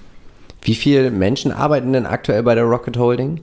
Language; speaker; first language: German; native; German